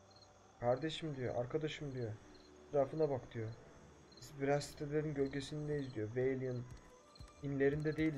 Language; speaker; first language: Turkish; native; Turkish